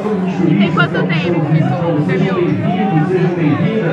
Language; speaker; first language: Portuguese; native; Portuguese